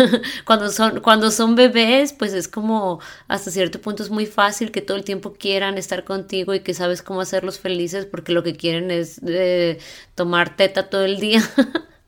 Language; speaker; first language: Spanish; native; Spanish